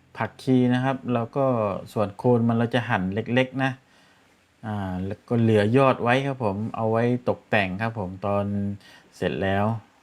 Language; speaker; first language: Thai; non-native, local second language; Malay